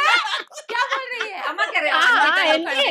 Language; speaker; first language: Hindi; non-native, local second language; Malayalam